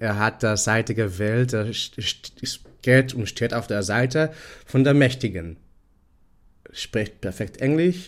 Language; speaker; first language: German; non-native, fluent; Hebrew